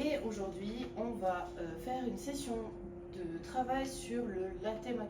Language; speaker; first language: French; native; French